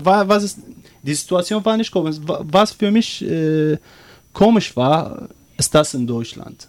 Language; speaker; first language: German; non-native, learner; Arabic